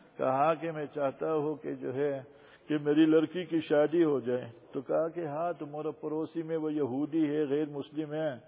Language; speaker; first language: Urdu; non-native, local second language; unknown